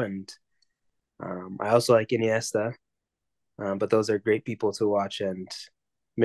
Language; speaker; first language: English; native; English